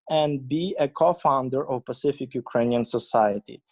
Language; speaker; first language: English; non-native, fluent; Ukrainian